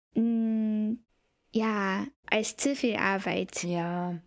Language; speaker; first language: German; non-native, fluent; Japanese